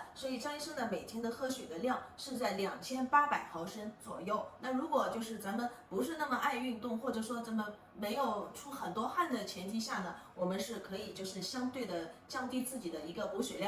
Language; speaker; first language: Chinese; native; Chinese